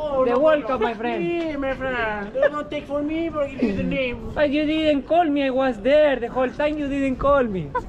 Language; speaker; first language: English; non-native, learner; Spanish